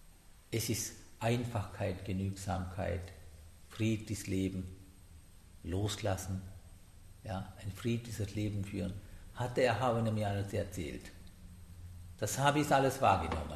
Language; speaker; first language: German; non-native, learner; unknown